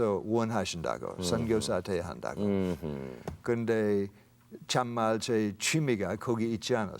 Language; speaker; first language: Korean; non-native, fluent; English